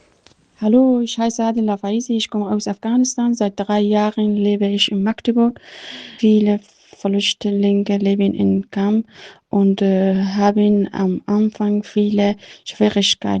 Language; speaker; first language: German; non-native, learner; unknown